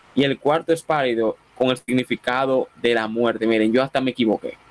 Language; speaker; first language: Spanish; native; Spanish